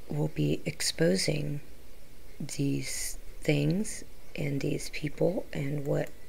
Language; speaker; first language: English; native; English